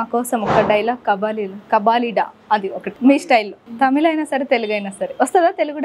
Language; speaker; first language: Telugu; native; Telugu